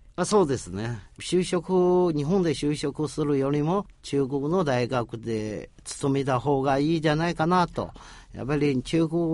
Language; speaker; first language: Japanese; non-native, fluent; Chinese